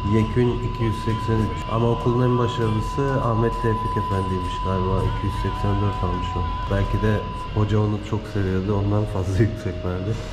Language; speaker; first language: Turkish; native; Turkish